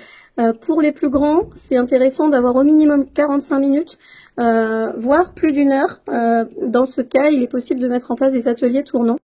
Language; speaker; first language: French; native; French